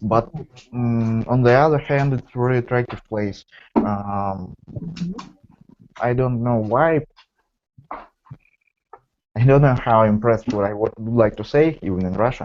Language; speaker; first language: English; non-native, fluent; Russian